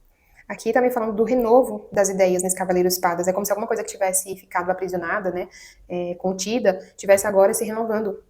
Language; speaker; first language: Portuguese; native; Portuguese